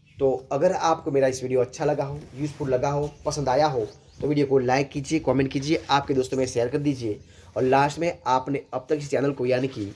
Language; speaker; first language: Hindi; non-native, local second language; Gujarati